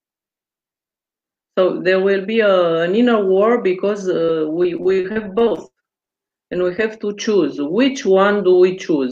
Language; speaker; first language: English; non-native, fluent; Romanian